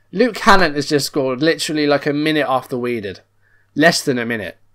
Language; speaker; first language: English; native; English